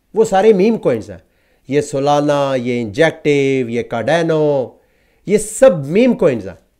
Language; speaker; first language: Urdu; native; Urdu